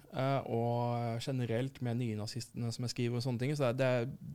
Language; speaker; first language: Norwegian; native; Norwegian